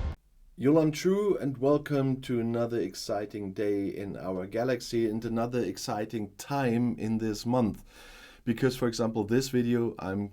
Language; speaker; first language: English; non-native, fluent; German